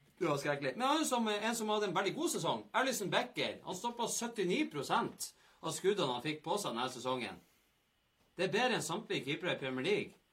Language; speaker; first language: Norwegian; native; Norwegian